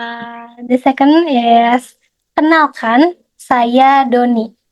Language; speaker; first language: English; non-native, fluent; Indonesian